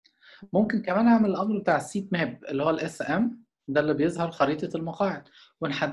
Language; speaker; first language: Arabic; native; Arabic